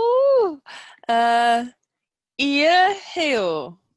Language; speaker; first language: Korean; non-native, learner; English